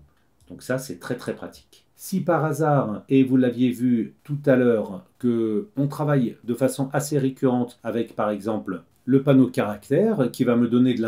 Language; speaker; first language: French; native; French